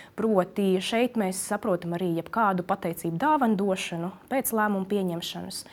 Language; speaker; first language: Latvian; native; Latvian